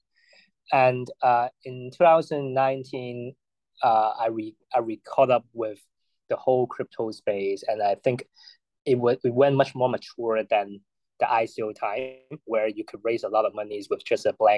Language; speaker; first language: English; non-native, local second language; Cantonese